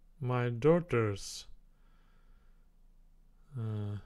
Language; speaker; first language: English; non-native, learner; Russian